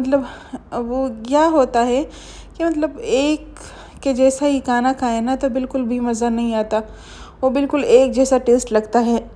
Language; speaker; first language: Urdu; non-native, local second language; Pashto